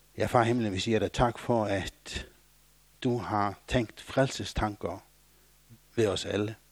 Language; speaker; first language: Danish; non-native, local second language; Faroese